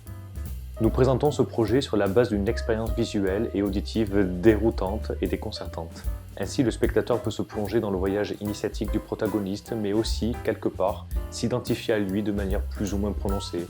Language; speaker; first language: French; native; French